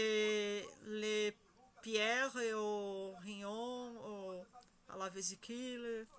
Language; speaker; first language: French; non-native, learner; Spanish